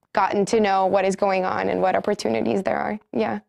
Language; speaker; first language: English; non-native, fluent; Spanish